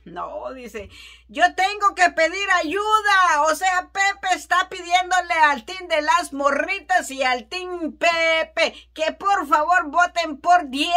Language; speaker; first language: Spanish; native; Spanish